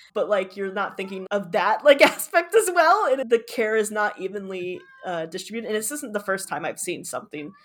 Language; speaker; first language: English; native; English